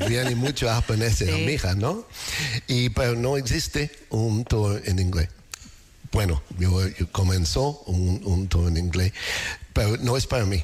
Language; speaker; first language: Spanish; non-native, learner; English